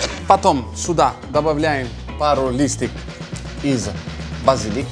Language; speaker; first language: Russian; non-native, fluent; Italian